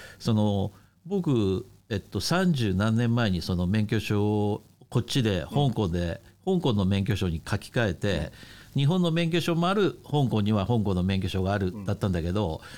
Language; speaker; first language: Japanese; native; Japanese